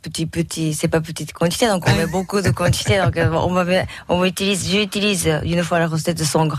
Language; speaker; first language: French; non-native, learner; Japanese